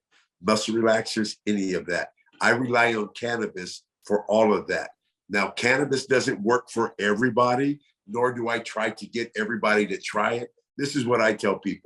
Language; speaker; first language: English; native; English